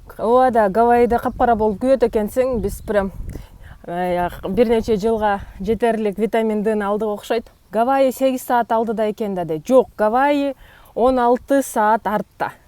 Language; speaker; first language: Kyrgyz; native; Kyrgyz